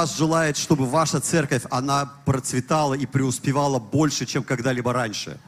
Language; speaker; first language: Russian; native; Russian